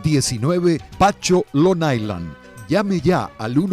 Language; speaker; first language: Spanish; native; Spanish